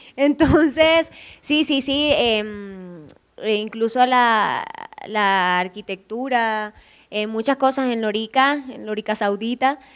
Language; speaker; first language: Spanish; native; Spanish